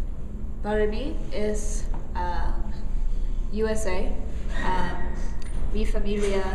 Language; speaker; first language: Spanish; non-native, learner; English